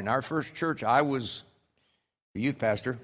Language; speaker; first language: English; native; English